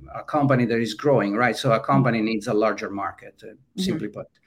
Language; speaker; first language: English; non-native, fluent; Italian